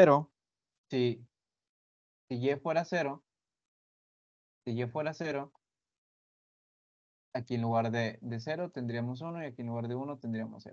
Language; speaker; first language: Spanish; native; Spanish